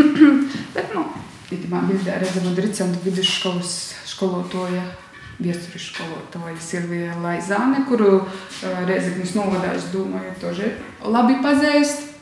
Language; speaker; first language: Latvian; native; Latvian